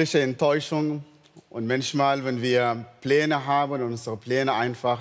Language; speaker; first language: German; non-native, fluent; Arabic